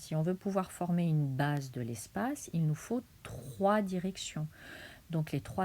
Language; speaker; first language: French; native; French